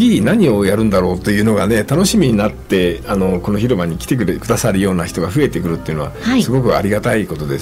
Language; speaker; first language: Japanese; native; Japanese